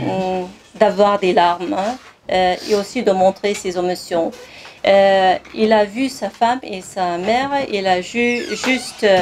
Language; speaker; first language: French; non-native, fluent; Kazakh